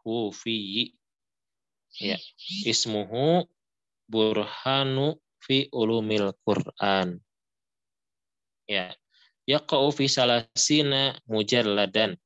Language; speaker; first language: Arabic; non-native, fluent; Indonesian